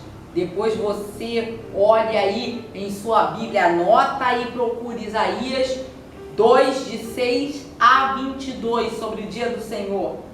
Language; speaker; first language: Portuguese; native; Portuguese